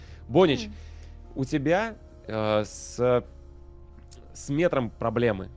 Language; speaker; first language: Russian; native; Russian